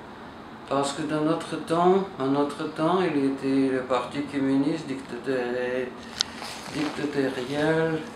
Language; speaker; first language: French; non-native, learner; Russian